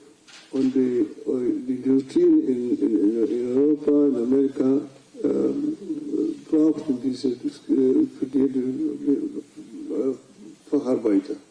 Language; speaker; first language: German; non-native, fluent; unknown